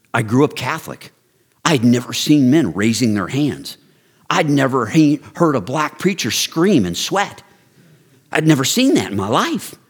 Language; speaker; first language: English; native; English